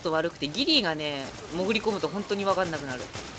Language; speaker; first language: Japanese; native; Japanese